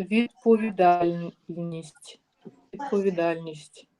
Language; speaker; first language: Ukrainian; non-native, learner; Russian